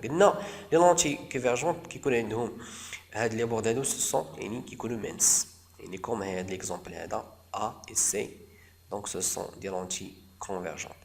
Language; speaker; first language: French; non-native, local second language; Arabic